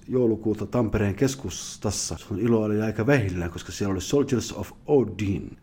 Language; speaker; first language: Finnish; early bilingual, other home language; Somali